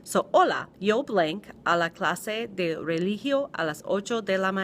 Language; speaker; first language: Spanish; non-native, fluent; English